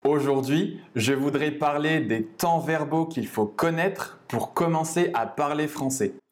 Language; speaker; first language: French; native; French